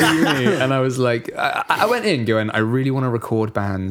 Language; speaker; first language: English; native; English